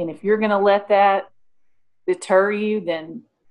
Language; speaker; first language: English; native; English